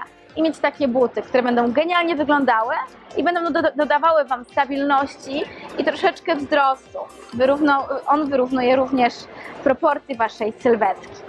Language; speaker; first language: Polish; native; Polish